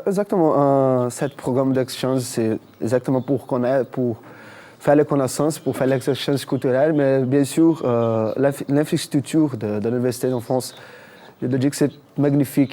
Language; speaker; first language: French; non-native, fluent; Portuguese